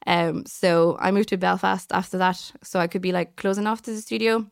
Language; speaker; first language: English; non-native, fluent; French